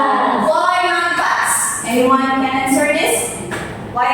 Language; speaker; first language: English; non-native, fluent; Indonesian